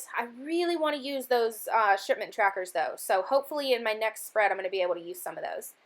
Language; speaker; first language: English; native; English